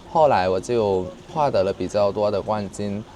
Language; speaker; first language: Chinese; non-native, fluent; Thai